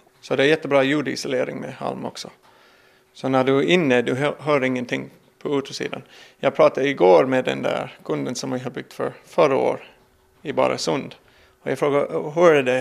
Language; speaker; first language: Swedish; non-native, learner; English